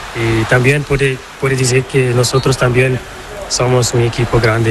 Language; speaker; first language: Spanish; non-native, learner; Portuguese